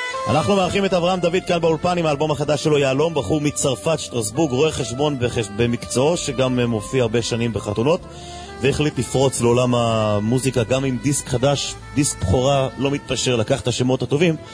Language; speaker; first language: Hebrew; native; Hebrew